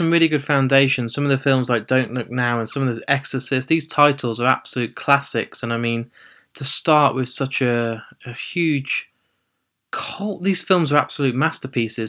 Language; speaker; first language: English; native; English